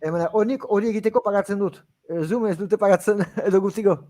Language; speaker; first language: Basque; native; Basque